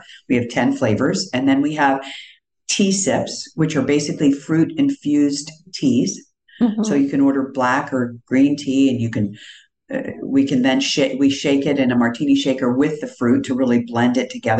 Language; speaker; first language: English; native; English